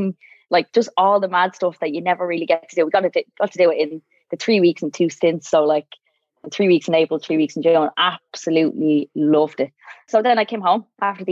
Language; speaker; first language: English; native; English